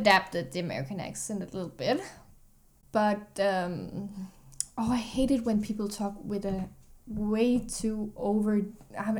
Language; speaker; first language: English; non-native, fluent; Danish